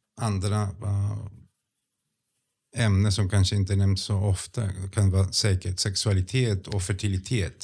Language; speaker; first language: Swedish; non-native, fluent; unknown